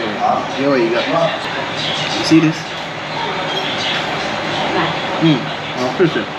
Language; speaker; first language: Chinese; non-native, learner; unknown